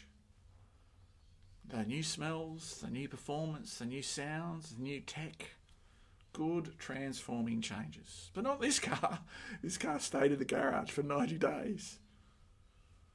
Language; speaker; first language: English; native; English